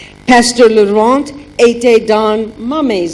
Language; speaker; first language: French; non-native, learner; German